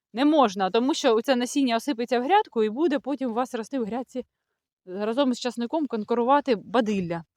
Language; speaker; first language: Ukrainian; non-native, local second language; Russian